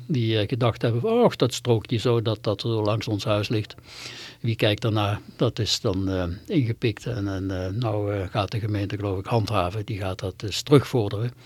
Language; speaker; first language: Dutch; native; Dutch